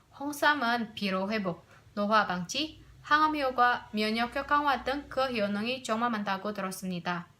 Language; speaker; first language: Korean; non-native, learner; Indonesian